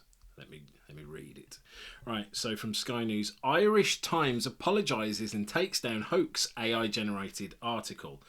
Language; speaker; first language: English; native; English